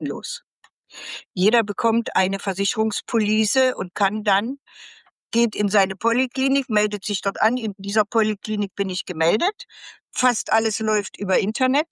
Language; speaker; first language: German; native; German